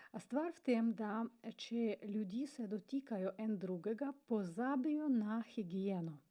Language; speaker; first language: Slovenian; non-native, fluent; Ukrainian